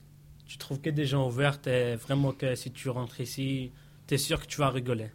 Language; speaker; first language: French; non-native, fluent; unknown